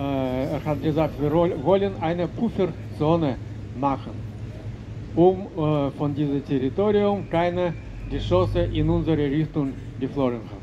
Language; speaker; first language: German; non-native, learner; Russian